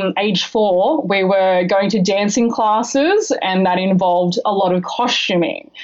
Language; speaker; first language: English; native; English